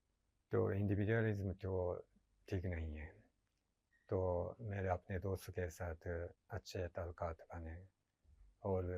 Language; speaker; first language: Hindi; non-native, learner; Japanese